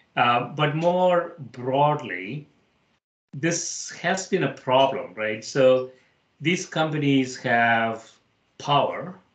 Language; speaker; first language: English; non-native, local second language; Malayalam